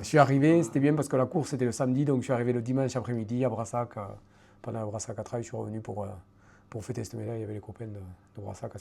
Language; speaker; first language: French; native; French